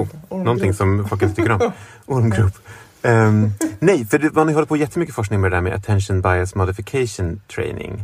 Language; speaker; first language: Swedish; native; Swedish